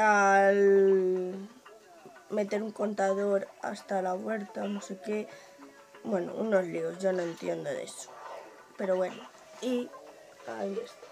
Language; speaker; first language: Spanish; native; Spanish